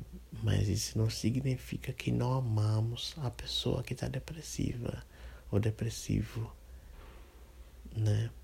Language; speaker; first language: Portuguese; non-native, fluent; English